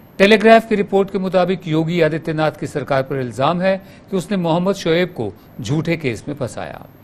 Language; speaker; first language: Hindi; native; Hindi